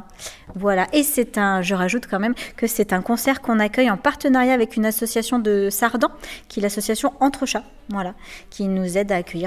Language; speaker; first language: French; native; French